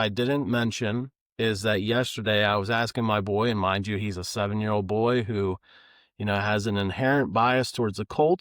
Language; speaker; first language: English; native; English